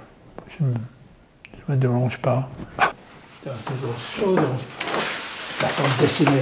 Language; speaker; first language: French; non-native, fluent; English